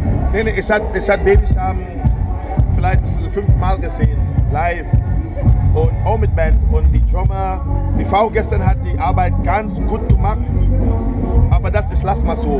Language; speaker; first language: German; non-native, fluent; English